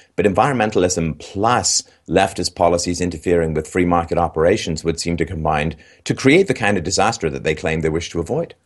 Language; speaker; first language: English; native; English